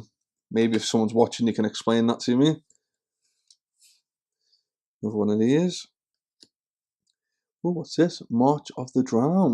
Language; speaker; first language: English; native; English